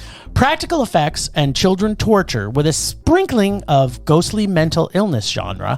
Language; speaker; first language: English; native; English